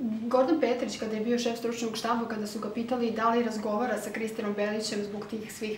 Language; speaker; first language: Serbian; native; Serbian